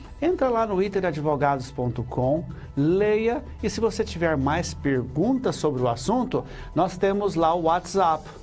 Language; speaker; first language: Portuguese; early bilingual, heritage; Portuguese